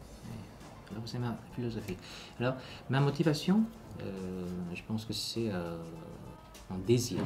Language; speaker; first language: French; non-native, learner; Korean